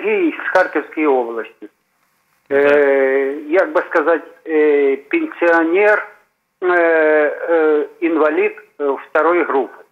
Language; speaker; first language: Ukrainian; non-native, local second language; Russian